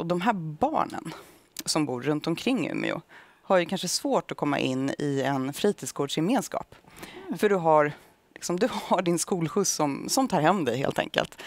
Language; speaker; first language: Swedish; native; Swedish